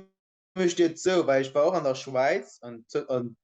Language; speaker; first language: German; non-native, local second language; Luxembourgish